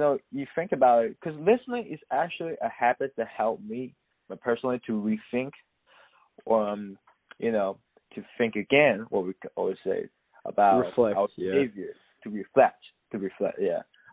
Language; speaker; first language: English; non-native, local second language; Cantonese